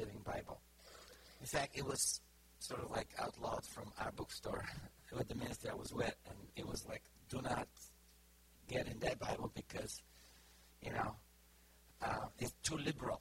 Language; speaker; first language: English; non-native, fluent; Bulgarian